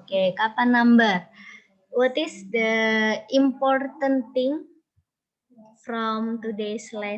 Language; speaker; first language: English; non-native, learner; Indonesian